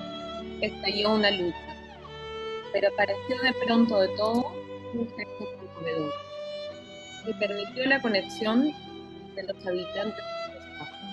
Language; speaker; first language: Spanish; native; Spanish